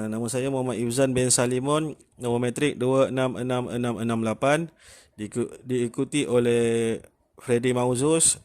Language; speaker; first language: Malay; native; Malay